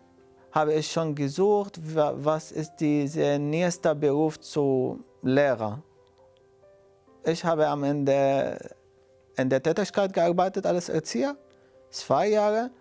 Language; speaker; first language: German; non-native, fluent; Arabic